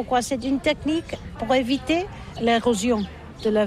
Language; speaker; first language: French; non-native, learner; Catalan